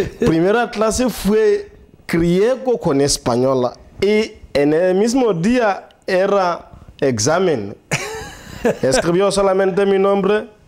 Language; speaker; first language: Spanish; non-native, learner; Southern Sotho